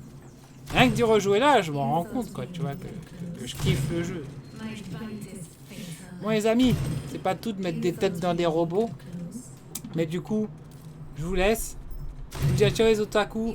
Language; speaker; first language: French; native; French